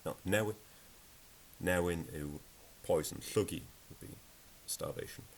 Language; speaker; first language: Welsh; non-native, learner; English